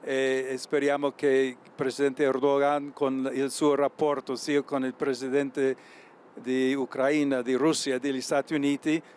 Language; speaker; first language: Italian; non-native, fluent; English